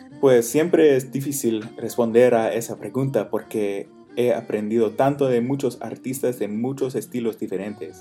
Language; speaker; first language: Spanish; non-native, fluent; English